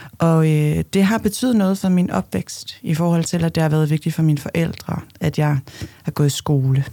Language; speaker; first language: Danish; early bilingual, other home language; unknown